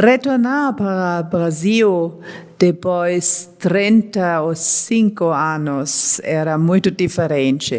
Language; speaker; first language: Portuguese; non-native, learner; German